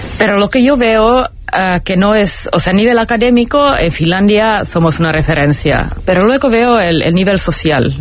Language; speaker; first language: Spanish; non-native, fluent; Finnish